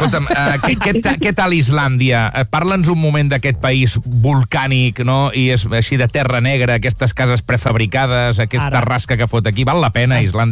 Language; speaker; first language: Catalan; native; Catalan